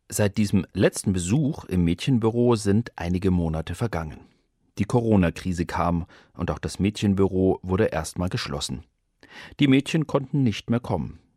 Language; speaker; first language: German; native; German